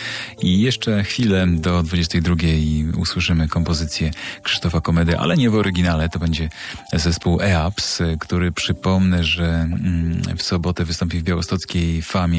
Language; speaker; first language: Polish; native; Polish